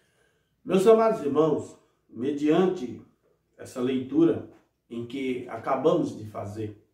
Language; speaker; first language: Portuguese; native; Portuguese